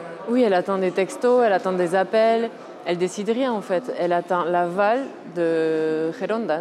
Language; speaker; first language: French; native; French